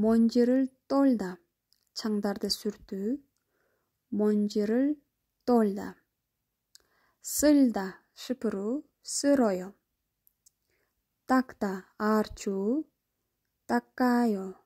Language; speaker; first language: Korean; non-native, fluent; Kyrgyz